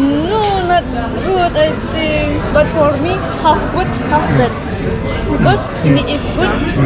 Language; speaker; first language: English; non-native, learner; Indonesian